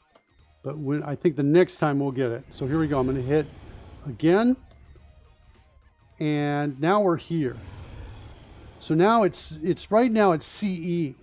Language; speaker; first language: English; native; English